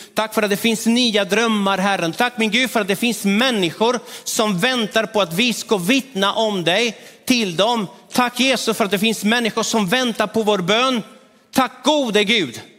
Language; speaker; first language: Swedish; non-native, fluent; Spanish